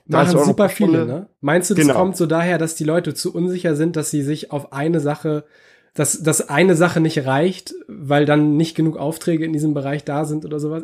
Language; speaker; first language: German; native; German